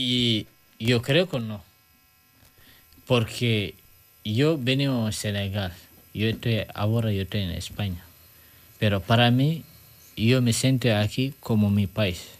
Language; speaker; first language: Spanish; non-native, learner; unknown